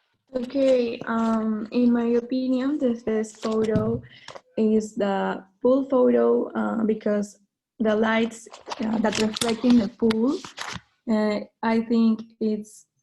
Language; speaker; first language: English; non-native, learner; Spanish